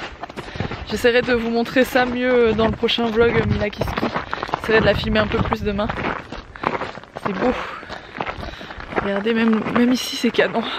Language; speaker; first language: French; native; French